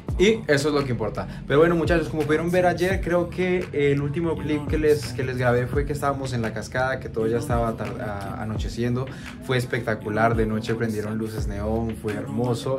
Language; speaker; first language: Spanish; native; Spanish